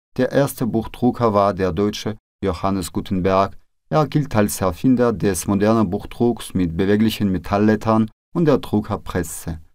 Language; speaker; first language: German; non-native, fluent; Russian